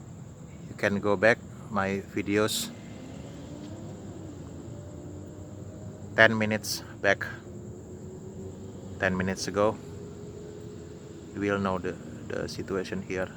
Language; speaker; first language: English; non-native, learner; Indonesian